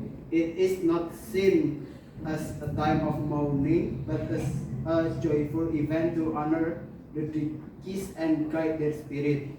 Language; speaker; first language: English; non-native, learner; Indonesian